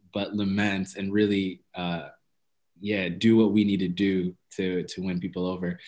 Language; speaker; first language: English; early bilingual, other home language; Amharic